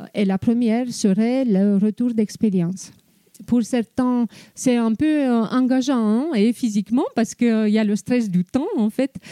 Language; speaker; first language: French; non-native, fluent; Romanian